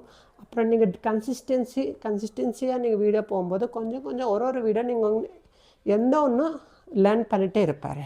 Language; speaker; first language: Tamil; non-native, local second language; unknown